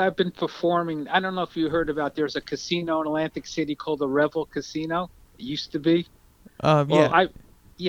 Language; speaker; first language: English; native; English